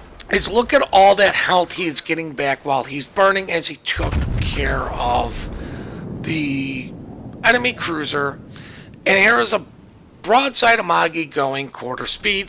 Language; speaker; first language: English; native; English